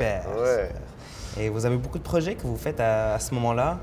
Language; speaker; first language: French; non-native, local second language; English